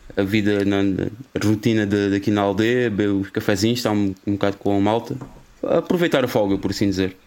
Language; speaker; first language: Portuguese; native; Portuguese